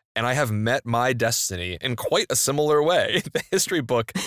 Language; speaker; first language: English; native; English